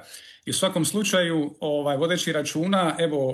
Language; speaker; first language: Serbian; native; Serbian